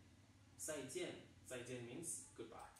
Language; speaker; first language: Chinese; non-native, fluent; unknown